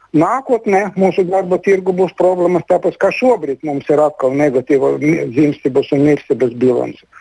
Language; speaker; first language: Latvian; non-native, local second language; Russian